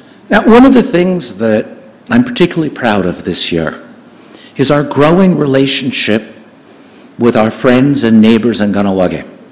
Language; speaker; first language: English; native; English